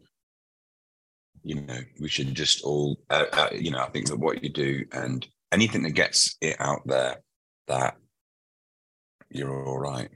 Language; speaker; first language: English; native; English